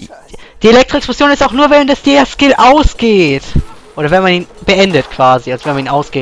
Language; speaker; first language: German; native; German